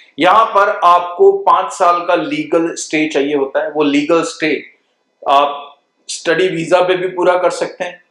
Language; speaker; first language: Hindi; non-native, local second language; Punjabi